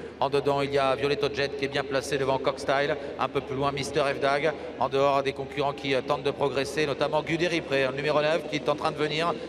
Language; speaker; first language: French; native; French